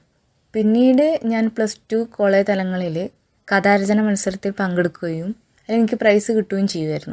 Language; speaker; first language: Malayalam; native; Malayalam